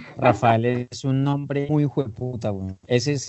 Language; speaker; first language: Spanish; native; Spanish